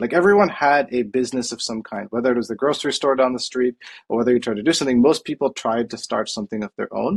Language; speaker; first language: English; non-native, local second language; Tamil